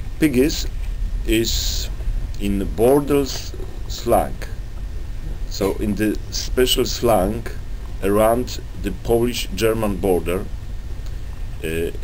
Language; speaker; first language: English; non-native, learner; Polish